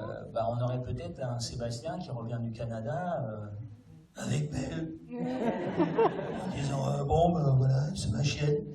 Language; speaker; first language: French; native; French